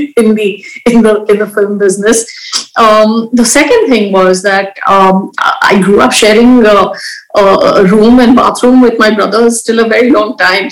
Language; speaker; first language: English; non-native, local second language; Hindi